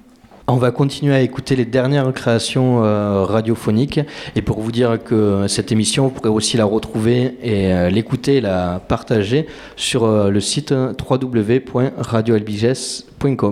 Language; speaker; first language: French; native; French